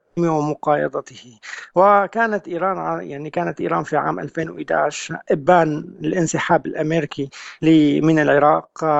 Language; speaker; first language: Arabic; native; Arabic